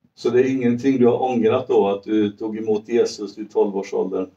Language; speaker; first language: Swedish; native; Swedish